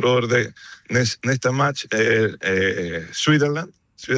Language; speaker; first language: Swedish; non-native, fluent; Spanish